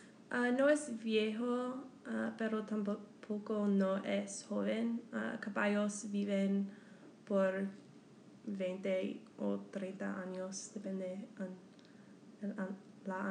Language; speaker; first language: Spanish; non-native, learner; English